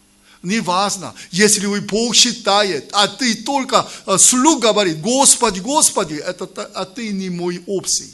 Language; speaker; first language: Russian; non-native, learner; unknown